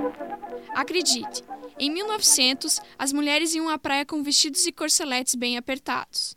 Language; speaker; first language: Portuguese; native; Portuguese